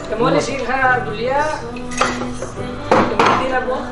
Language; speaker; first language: Greek; non-native, learner; Bangla